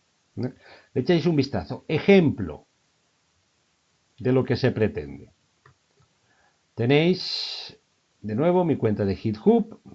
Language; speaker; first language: Spanish; native; Spanish